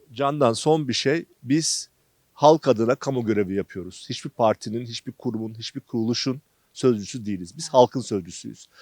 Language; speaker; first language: Turkish; native; Turkish